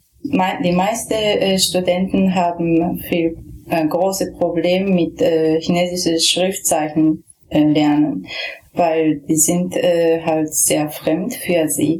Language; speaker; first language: German; non-native, fluent; Japanese